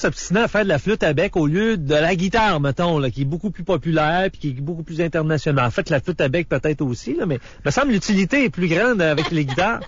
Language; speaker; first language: French; native; French